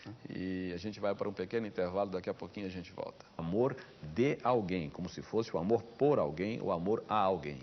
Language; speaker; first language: Portuguese; native; Portuguese